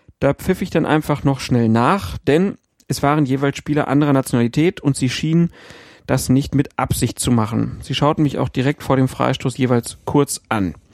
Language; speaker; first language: German; native; German